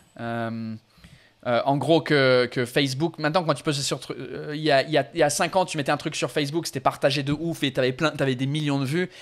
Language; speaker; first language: French; non-native, fluent; English